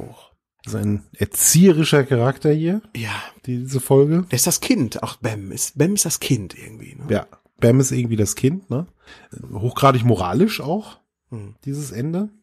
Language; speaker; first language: German; native; German